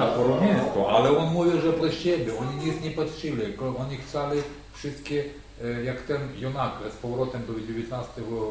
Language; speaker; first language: Polish; non-native, learner; Russian